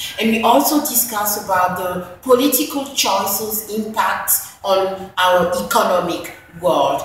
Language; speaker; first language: English; non-native, fluent; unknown